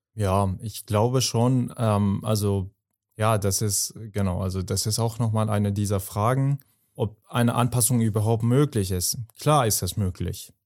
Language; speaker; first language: German; non-native, fluent; Persian